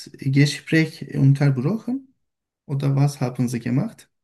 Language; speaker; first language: German; non-native, learner; Turkish